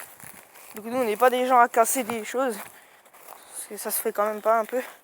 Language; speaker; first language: French; native; French